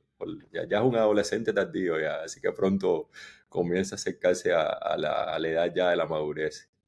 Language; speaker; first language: Spanish; native; Spanish